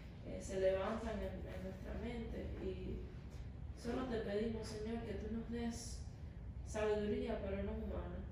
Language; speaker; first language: Spanish; native; Spanish